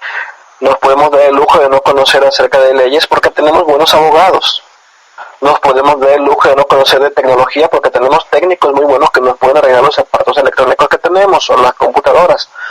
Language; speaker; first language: Spanish; native; Spanish